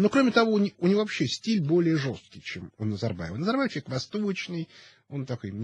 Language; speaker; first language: Russian; native; Russian